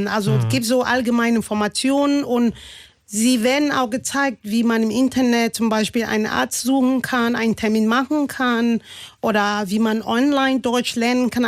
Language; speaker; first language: German; non-native, fluent; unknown